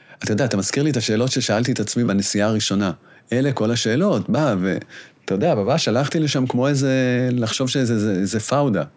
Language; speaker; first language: Hebrew; native; Hebrew